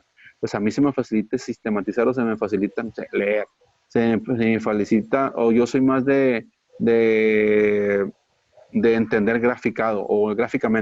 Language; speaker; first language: Spanish; native; Spanish